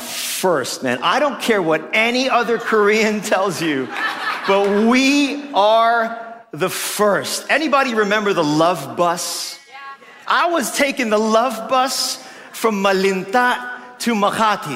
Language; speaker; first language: English; non-native, local second language; Filipino